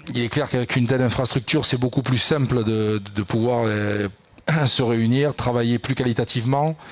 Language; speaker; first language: French; native; French